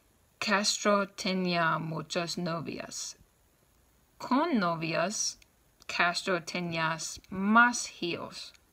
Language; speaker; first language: Spanish; non-native, learner; English